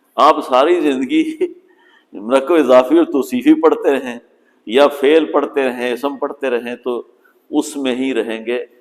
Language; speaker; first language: Urdu; native; Urdu